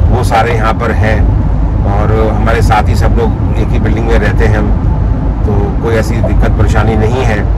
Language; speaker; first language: Hindi; non-native, local second language; Punjabi